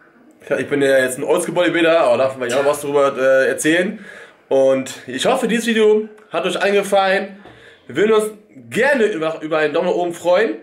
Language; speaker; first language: German; native; German